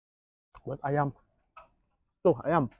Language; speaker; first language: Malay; non-native, local second language; Sundanese